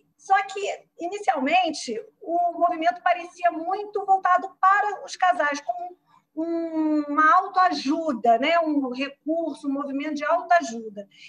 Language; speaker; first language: Portuguese; native; Portuguese